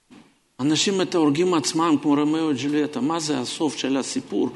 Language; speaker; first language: Hebrew; non-native, fluent; Russian